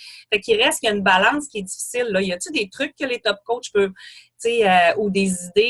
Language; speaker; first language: French; native; French